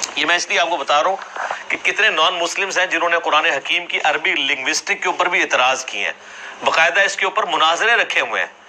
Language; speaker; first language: Urdu; non-native, local second language; Punjabi